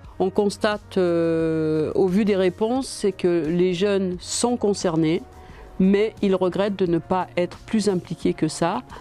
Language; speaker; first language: French; native; French